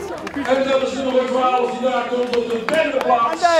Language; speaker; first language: Dutch; native; Dutch